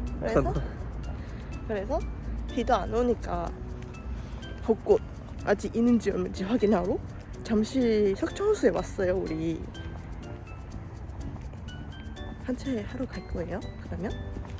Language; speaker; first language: Korean; non-native, fluent; Chinese